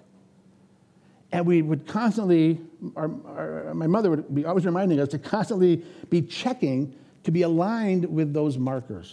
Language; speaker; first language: English; native; English